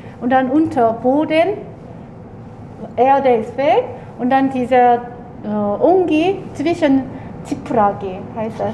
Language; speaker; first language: German; non-native, learner; Korean